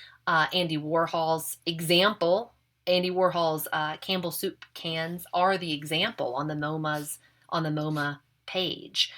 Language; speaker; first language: English; native; English